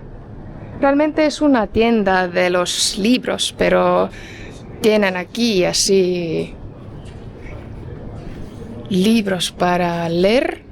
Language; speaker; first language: Spanish; non-native, fluent; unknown